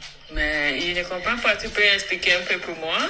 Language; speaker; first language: French; non-native, learner; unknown